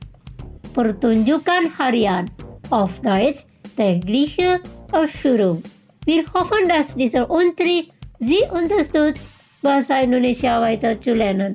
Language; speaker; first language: German; non-native, fluent; Indonesian